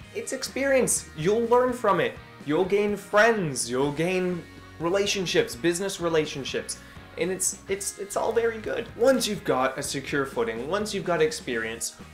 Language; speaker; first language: English; native; English